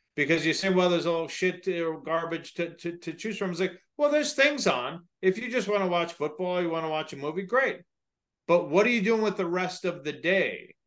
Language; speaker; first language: English; native; English